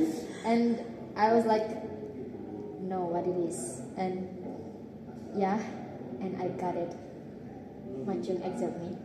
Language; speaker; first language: English; non-native, learner; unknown